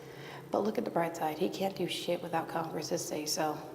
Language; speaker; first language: English; native; English